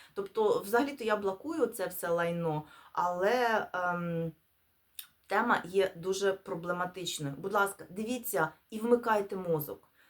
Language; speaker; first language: Ukrainian; non-native, local second language; Russian